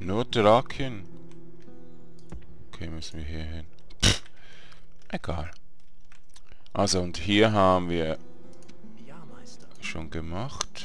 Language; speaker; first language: German; native; German